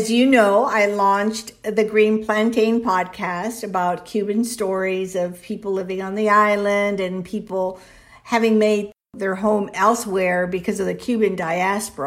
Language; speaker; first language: English; early bilingual, other home language; Spanish